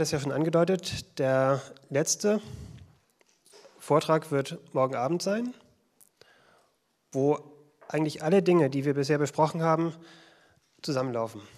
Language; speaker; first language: German; native; German